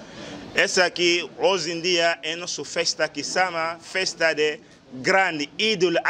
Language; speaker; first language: Portuguese; non-native, learner; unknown